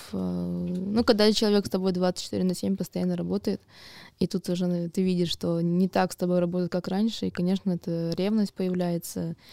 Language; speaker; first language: Russian; native; Russian